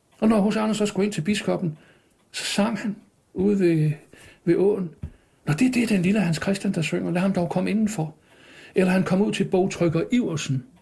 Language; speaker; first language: Danish; native; Danish